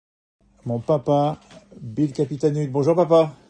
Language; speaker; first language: French; native; French